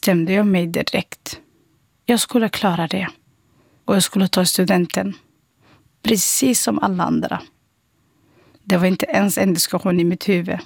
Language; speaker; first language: Swedish; non-native, fluent; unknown